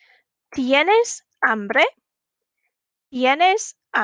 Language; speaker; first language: Spanish; non-native, fluent; English